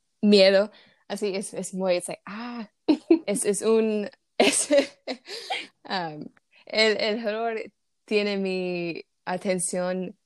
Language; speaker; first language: Spanish; non-native, learner; English